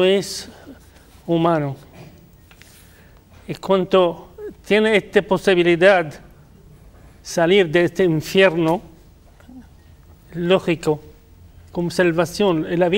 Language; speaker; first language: Spanish; non-native, fluent; Arabic